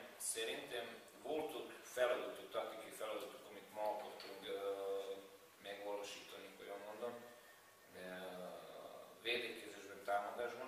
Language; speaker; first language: Hungarian; non-native, learner; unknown